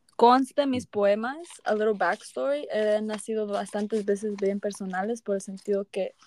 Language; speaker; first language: Spanish; early bilingual, heritage; Spanish